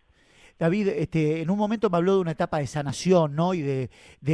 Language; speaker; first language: Spanish; native; Spanish